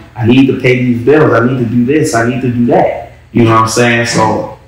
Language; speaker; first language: English; native; English